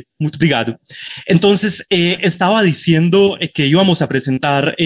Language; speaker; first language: Portuguese; non-native, fluent; Spanish